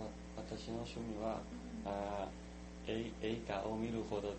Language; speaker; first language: Japanese; non-native, learner; Thai